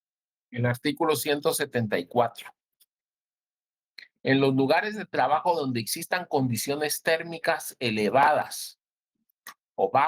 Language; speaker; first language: Spanish; native; Spanish